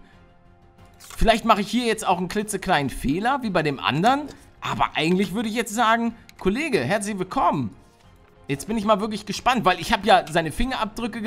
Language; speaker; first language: German; native; German